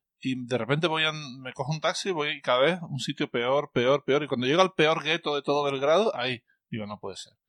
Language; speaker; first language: Spanish; native; Spanish